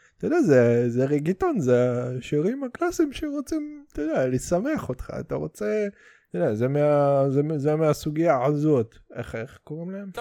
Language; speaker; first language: Hebrew; early bilingual, other home language; Russian